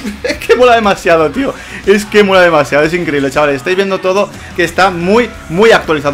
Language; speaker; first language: Spanish; native; Spanish